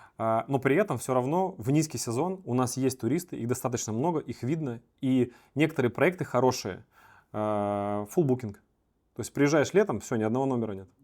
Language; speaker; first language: Russian; native; Russian